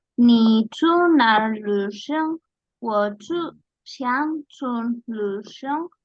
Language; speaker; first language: Chinese; non-native, learner; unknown